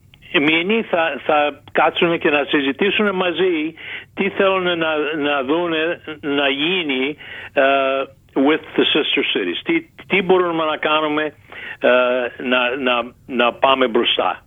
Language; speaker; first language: Greek; early bilingual, heritage; Greek